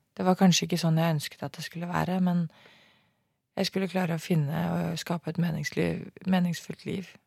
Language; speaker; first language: Norwegian; native; Norwegian